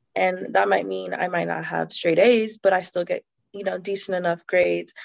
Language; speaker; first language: English; native; English